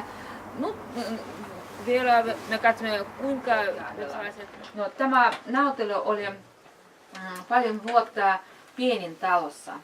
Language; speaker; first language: Finnish; non-native, learner; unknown